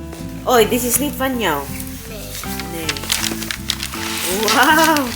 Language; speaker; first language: Dutch; non-native, local second language; Cebuano